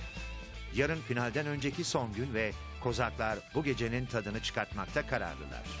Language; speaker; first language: Turkish; native; Turkish